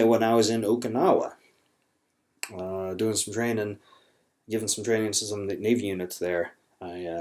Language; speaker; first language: English; native; English